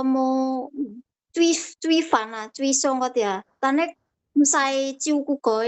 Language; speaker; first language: Cantonese; non-native, learner; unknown